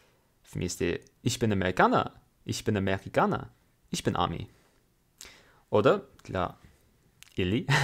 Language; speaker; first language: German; non-native, fluent; English